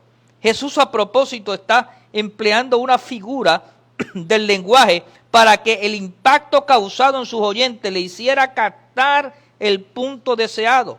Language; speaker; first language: Spanish; native; Spanish